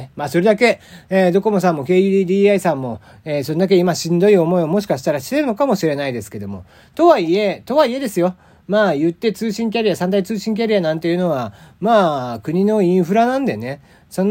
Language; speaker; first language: Japanese; native; Japanese